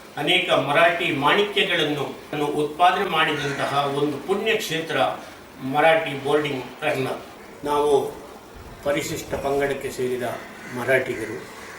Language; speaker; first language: Kannada; non-native, local second language; Marathi